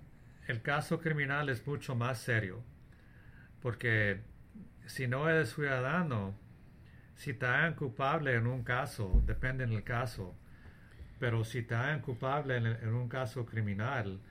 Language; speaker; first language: Spanish; early bilingual, heritage; English